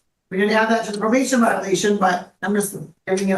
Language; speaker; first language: English; native; English